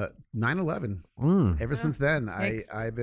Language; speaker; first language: English; native; English